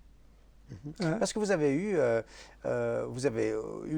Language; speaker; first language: French; native; French